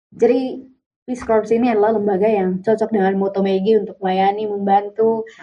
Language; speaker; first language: Indonesian; native; Indonesian